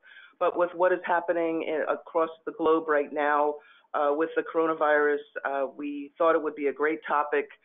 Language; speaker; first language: English; native; English